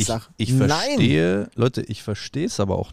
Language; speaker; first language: German; native; German